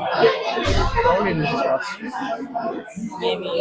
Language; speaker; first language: English; non-native, fluent; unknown